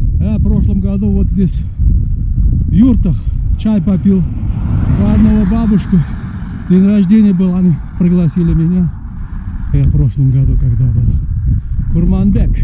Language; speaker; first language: Russian; non-native, local second language; Uzbek